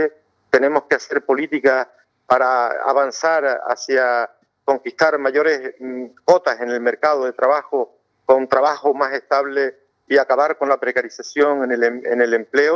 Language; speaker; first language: Spanish; native; Spanish